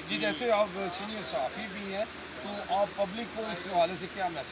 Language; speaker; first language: Urdu; native; Urdu